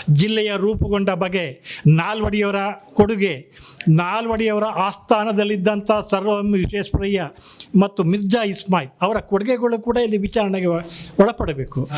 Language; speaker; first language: Kannada; native; Kannada